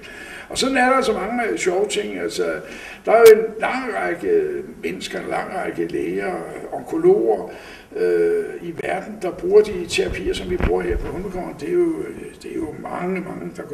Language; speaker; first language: Danish; native; Danish